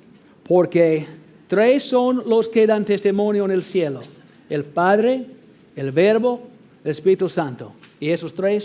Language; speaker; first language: Spanish; non-native, fluent; English